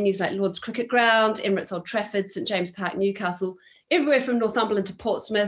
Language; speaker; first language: English; native; English